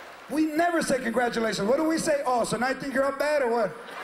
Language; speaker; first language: English; early bilingual, other home language; Spanish